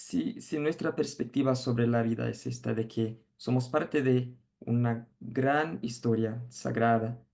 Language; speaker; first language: Spanish; non-native, fluent; Portuguese